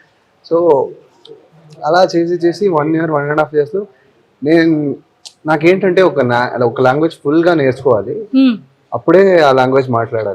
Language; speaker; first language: Telugu; non-native, fluent; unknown